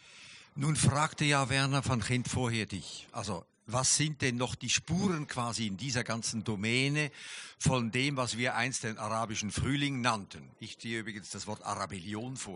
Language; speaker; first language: German; native; German